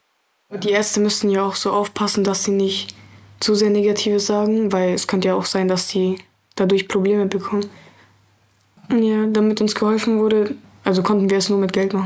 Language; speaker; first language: German; early bilingual, other home language; Portuguese